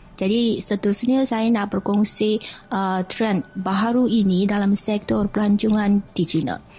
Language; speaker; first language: Malay; non-native, fluent; Chinese